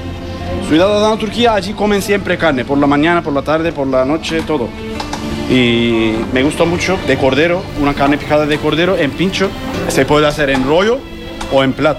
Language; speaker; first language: Spanish; non-native, learner; Turkish